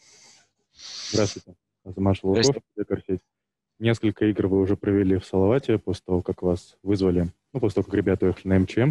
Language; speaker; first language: Russian; native; Russian